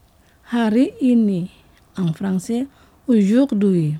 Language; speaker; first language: French; non-native, fluent; Indonesian